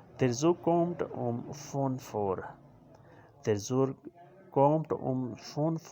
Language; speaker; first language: German; non-native, fluent; Urdu